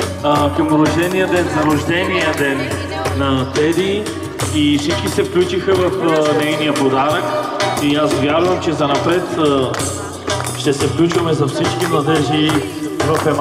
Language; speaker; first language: Bulgarian; native; Bulgarian